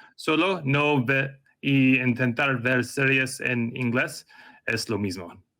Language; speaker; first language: Spanish; non-native, learner; English